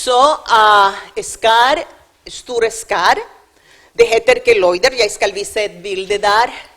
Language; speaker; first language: Norwegian; non-native, learner; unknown